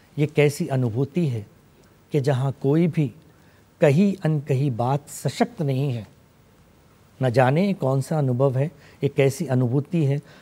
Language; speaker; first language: Hindi; non-native, local second language; Urdu